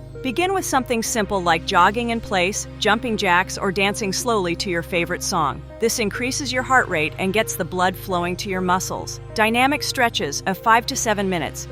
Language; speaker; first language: English; non-native, fluent; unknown